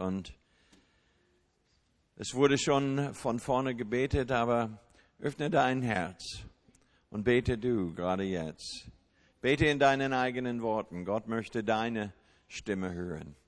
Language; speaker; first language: German; non-native, fluent; English